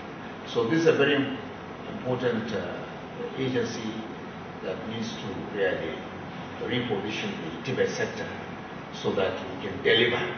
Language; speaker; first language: English; non-native, local second language; Hausa